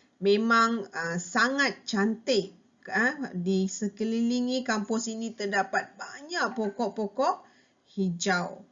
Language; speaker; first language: Malay; non-native, local second language; Tamil